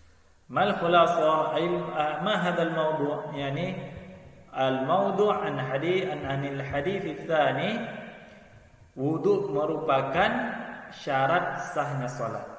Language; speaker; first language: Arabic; non-native, fluent; Indonesian